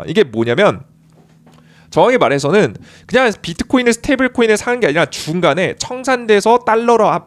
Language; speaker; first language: Korean; native; Korean